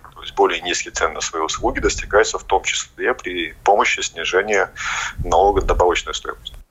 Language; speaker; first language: Russian; non-native, local second language; Latvian